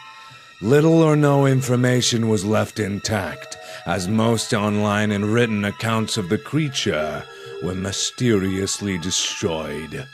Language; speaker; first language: English; native; English